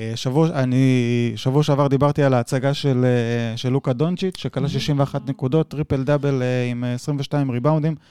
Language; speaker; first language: Hebrew; early bilingual, other home language; Spanish